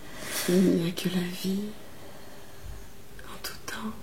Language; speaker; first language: French; native; French